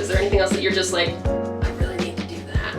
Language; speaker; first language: English; native; English